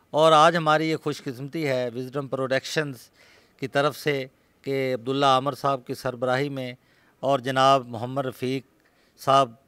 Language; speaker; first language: Urdu; non-native, local second language; Punjabi